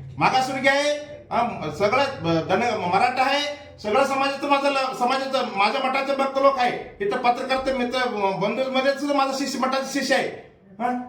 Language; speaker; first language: Marathi; non-native, local second language; Kannada